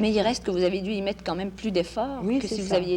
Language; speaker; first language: French; native; French